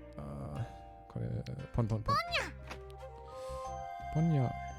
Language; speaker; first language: Japanese; non-native, learner; German